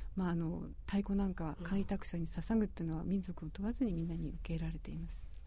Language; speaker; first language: Japanese; native; Japanese